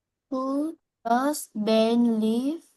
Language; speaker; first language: English; non-native, learner; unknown